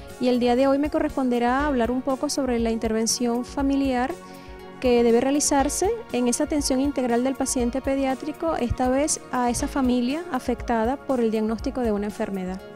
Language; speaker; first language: Spanish; native; Spanish